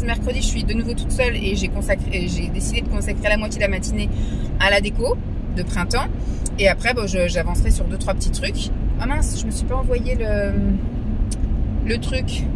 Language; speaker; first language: French; native; French